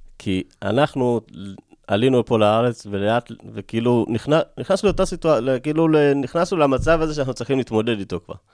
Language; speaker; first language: Hebrew; early bilingual, other home language; Amharic